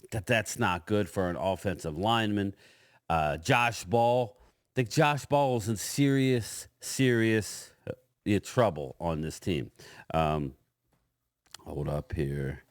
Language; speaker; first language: English; native; English